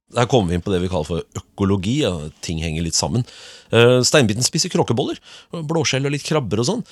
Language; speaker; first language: Norwegian; native; Norwegian